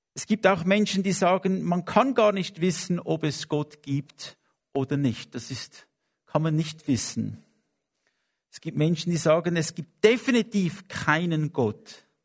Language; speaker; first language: German; non-native, fluent; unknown